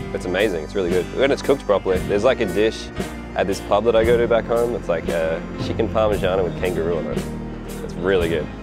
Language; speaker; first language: English; native; English